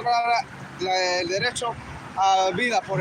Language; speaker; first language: Spanish; early bilingual, heritage; Spanish